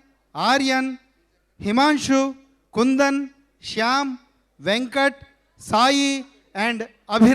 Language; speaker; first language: Telugu; native; Telugu